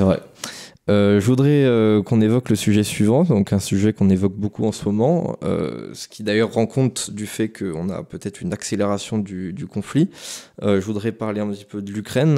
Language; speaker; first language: French; native; French